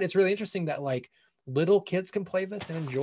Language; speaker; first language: English; native; English